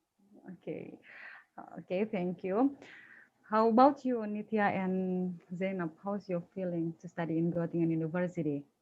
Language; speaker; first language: English; non-native, fluent; Indonesian